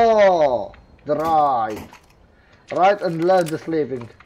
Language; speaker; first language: English; non-native, learner; Polish